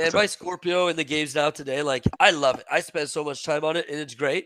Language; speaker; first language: English; non-native, fluent; French